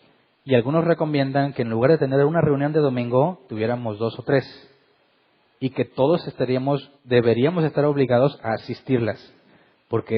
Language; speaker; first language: Spanish; native; Spanish